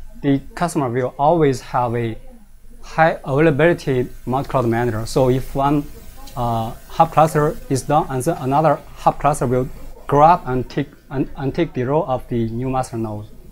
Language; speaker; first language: English; non-native, fluent; Chinese